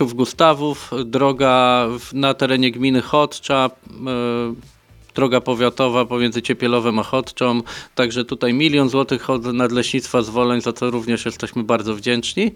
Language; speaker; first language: Polish; native; Polish